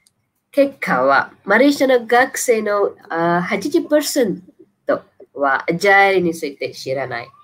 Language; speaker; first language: Japanese; non-native, learner; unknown